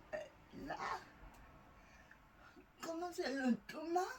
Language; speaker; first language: French; non-native, learner; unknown